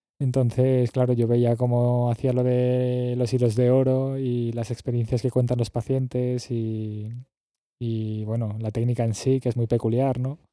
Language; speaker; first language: Spanish; native; Spanish